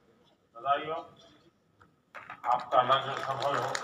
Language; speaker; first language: Hindi; non-native, local second language; Gujarati